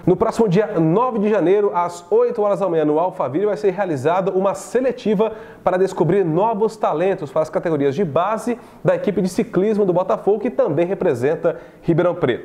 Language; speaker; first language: Portuguese; native; Portuguese